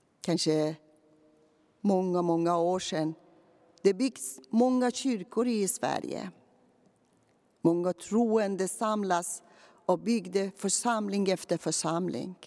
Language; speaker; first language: Swedish; non-native, fluent; Persian